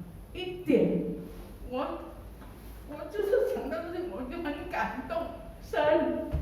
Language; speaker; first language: Chinese; early bilingual, heritage; Chinese